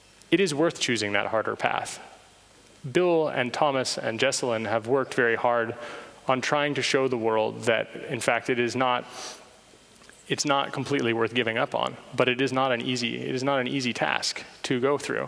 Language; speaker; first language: English; native; English